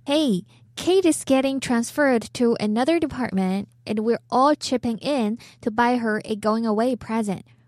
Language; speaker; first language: English; non-native, fluent; Chinese